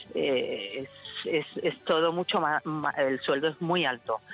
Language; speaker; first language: Spanish; native; Spanish